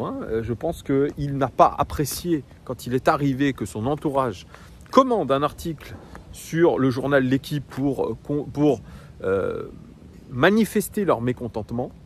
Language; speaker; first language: French; native; French